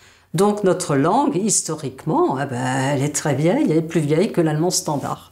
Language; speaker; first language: French; native; French